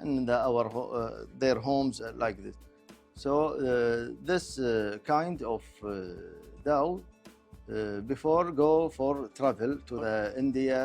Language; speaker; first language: English; non-native, local second language; Arabic